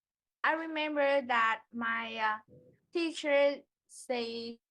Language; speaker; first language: English; non-native, learner; Vietnamese